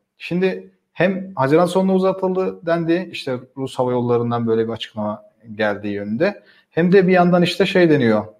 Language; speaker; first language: Turkish; native; Turkish